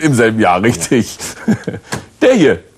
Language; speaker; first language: German; native; German